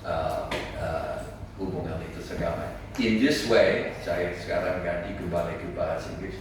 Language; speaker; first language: Indonesian; non-native, fluent; English